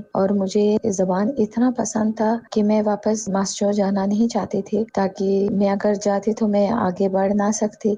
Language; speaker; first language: Urdu; non-native, fluent; Tajik